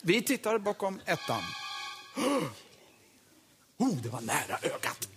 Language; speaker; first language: Swedish; native; Swedish